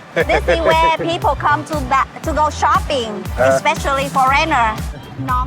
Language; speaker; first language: English; non-native, learner; Vietnamese